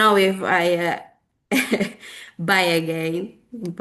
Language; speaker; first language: English; non-native, learner; Spanish